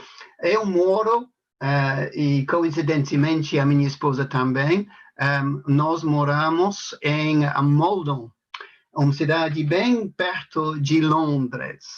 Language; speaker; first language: Portuguese; non-native, fluent; English